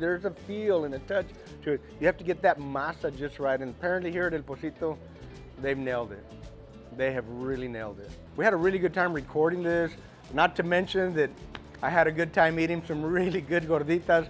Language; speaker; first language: English; early bilingual, other home language; Spanish